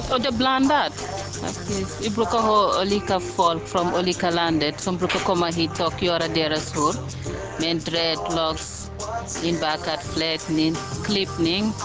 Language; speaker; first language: Swedish; non-native, fluent; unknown